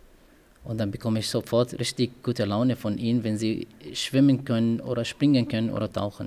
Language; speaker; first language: German; non-native, learner; Arabic